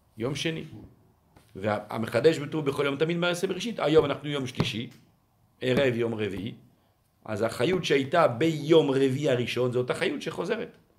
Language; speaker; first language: Hebrew; non-native, fluent; French